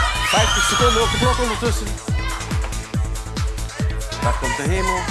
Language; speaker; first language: Dutch; native; Dutch